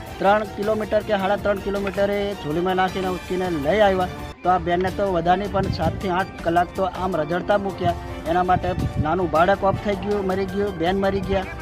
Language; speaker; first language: Gujarati; non-native, local second language; Rathawi